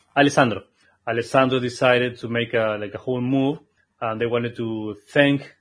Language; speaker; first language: English; non-native, fluent; Spanish